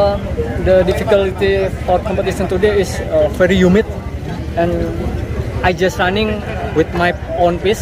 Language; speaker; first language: English; non-native, learner; Indonesian